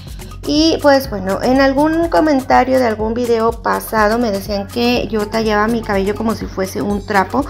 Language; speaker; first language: Spanish; native; Spanish